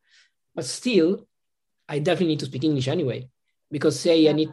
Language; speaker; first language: English; non-native, fluent; Italian